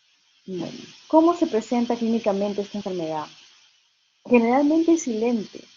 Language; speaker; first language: Spanish; native; Spanish